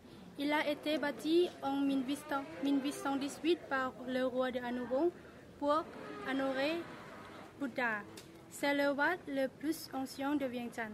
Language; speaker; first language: French; non-native, learner; Lao